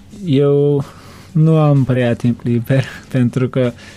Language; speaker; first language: Romanian; non-native, learner; Turkmen